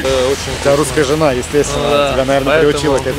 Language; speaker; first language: Russian; native; Russian